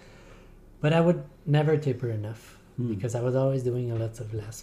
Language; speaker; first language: English; non-native, fluent; French